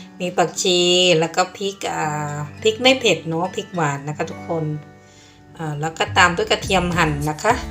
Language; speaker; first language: Thai; non-native, local second language; Northeastern Thai